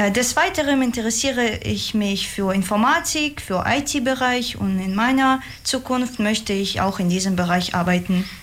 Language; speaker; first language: German; non-native, fluent; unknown